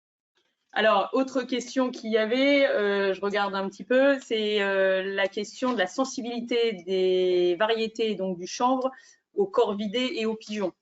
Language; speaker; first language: French; native; French